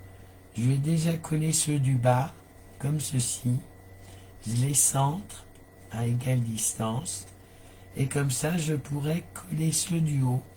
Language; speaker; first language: French; native; French